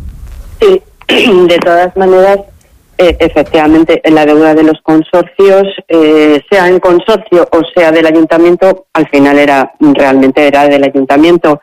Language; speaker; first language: Spanish; native; Spanish